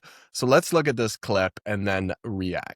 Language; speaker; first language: English; native; English